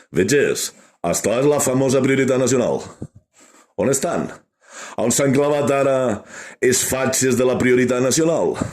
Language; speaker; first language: Catalan; native; Catalan